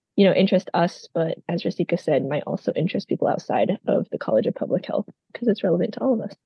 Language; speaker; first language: English; native; English